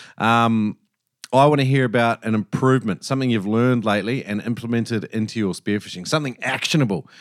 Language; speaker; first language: English; native; English